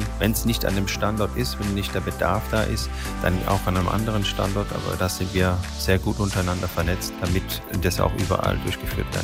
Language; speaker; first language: German; native; German